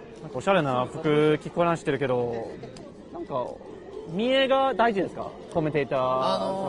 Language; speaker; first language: Japanese; non-native, learner; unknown